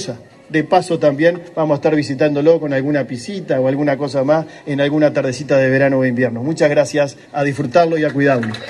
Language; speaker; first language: Spanish; native; Spanish